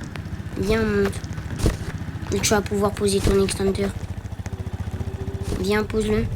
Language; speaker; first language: French; native; French